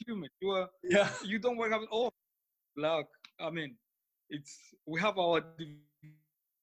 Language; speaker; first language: English; non-native, local second language; Kinyarwanda